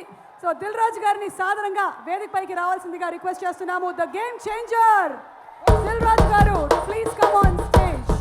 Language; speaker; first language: Telugu; native; Telugu